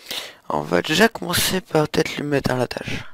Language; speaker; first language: French; native; French